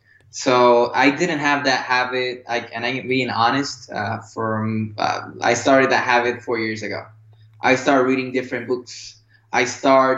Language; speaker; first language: English; non-native, fluent; Spanish